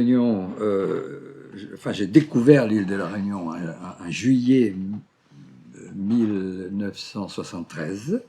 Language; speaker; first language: French; non-native, fluent; Portuguese